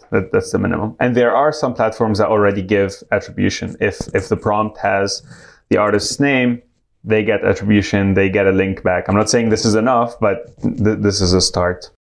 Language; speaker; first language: English; non-native, fluent; Arabic